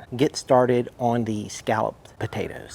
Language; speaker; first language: English; native; English